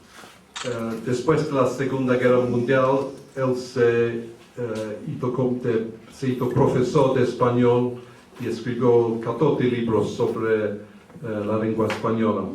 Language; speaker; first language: Spanish; early bilingual, heritage; English